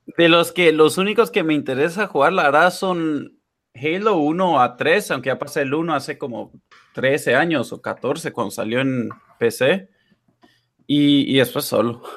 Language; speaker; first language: Spanish; native; Spanish